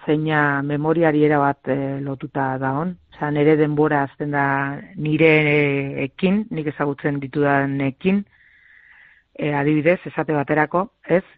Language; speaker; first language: Basque; native; Basque